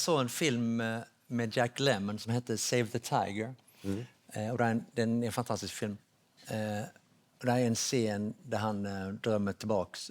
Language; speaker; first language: Swedish; native; Swedish